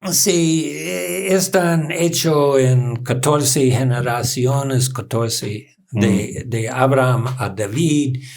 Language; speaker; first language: Spanish; non-native, learner; English